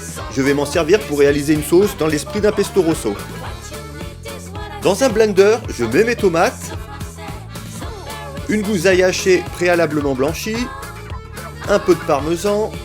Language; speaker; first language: French; native; French